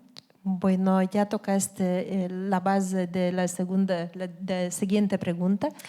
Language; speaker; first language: Spanish; non-native, fluent; Lithuanian